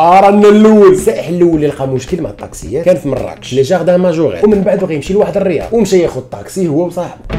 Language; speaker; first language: Arabic; native; Arabic